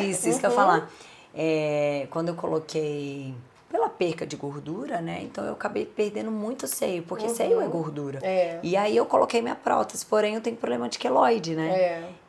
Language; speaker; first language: Portuguese; native; Portuguese